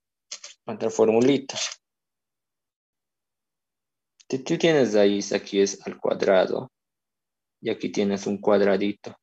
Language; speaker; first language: Spanish; native; Spanish